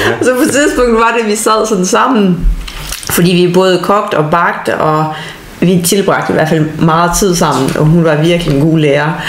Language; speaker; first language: Danish; non-native, fluent; Ukrainian